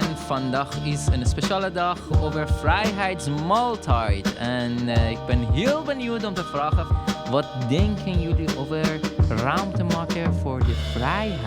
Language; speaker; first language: Dutch; non-native, learner; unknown